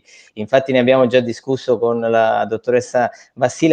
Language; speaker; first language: Italian; native; Italian